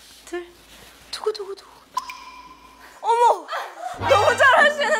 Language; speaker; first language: Korean; non-native, fluent; Indonesian